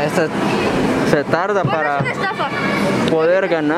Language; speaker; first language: Spanish; early bilingual, heritage; Spanish